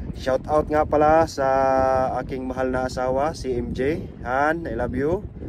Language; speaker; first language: Filipino; non-native, local second language; Cebuano